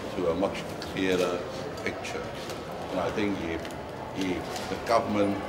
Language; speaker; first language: English; non-native, local second language; Chinese